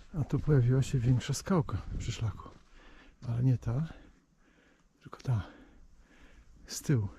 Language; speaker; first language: Polish; native; Polish